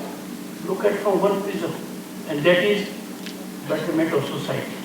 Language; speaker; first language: English; non-native, local second language; Hindi